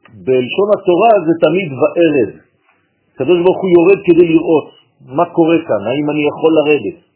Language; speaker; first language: Hebrew; non-native, fluent; French